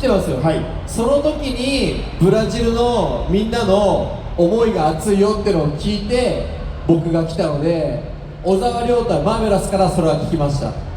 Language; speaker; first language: Japanese; native; Japanese